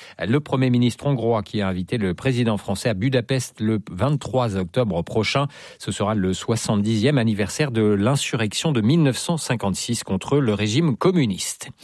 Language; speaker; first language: French; native; French